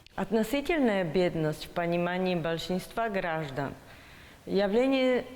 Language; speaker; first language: Russian; non-native, fluent; Slovak